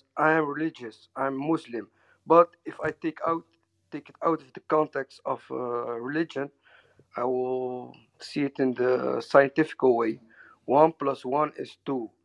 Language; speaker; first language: English; non-native, learner; Dutch